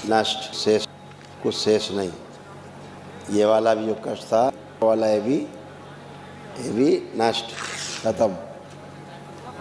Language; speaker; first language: Hindi; native; Hindi